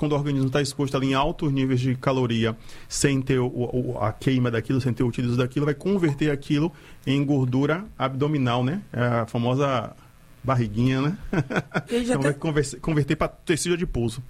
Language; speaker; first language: Portuguese; native; Portuguese